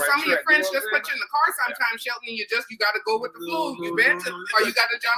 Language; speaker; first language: English; native; English